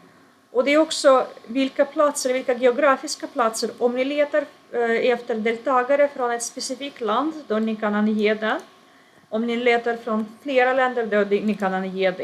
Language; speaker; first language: Swedish; non-native, fluent; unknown